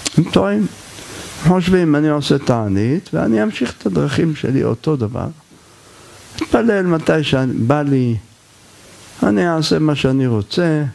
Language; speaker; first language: Hebrew; native; Hebrew